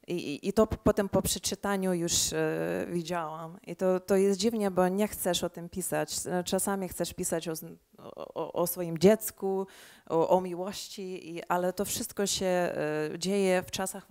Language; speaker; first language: Polish; early bilingual, heritage; Polish